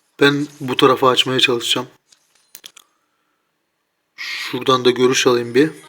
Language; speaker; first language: Turkish; native; Turkish